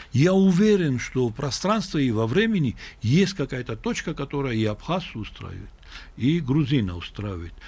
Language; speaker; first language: Russian; non-native, local second language; Georgian